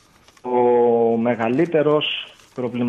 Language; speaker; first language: Greek; native; Greek